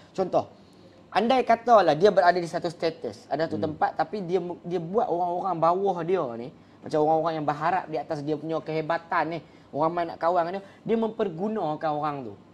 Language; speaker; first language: Malay; native; Malay